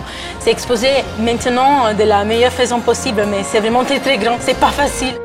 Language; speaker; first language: French; non-native, fluent; Italian